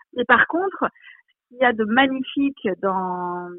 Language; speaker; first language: French; native; French